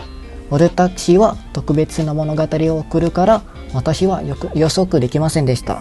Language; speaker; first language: Japanese; non-native, fluent; Malay